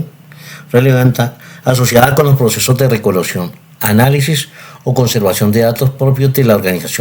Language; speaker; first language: Spanish; native; Spanish